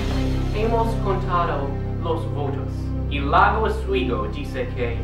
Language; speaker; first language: Spanish; non-native, learner; English